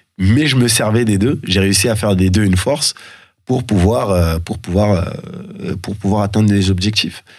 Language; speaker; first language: French; early bilingual, other home language; Soninke